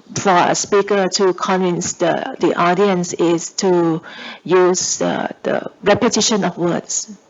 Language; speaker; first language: English; non-native, fluent; Thai